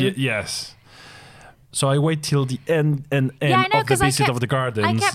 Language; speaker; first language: English; non-native, fluent; Spanish